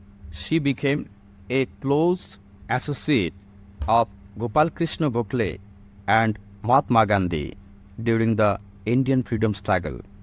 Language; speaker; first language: English; non-native, local second language; Bangla